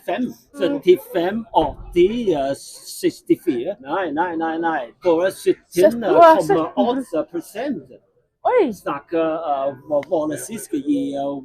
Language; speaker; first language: Norwegian; non-native, learner; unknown